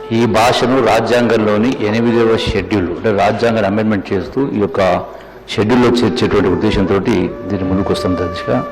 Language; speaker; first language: Telugu; native; Telugu